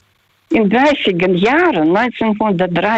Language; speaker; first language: German; non-native, fluent; Russian